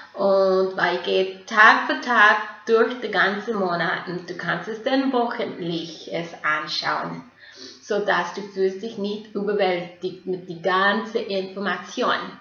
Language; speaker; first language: German; non-native, fluent; English